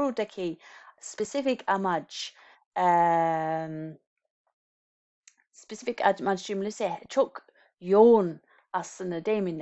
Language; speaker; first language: Turkish; non-native, fluent; English